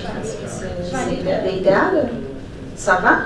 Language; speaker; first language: French; non-native, fluent; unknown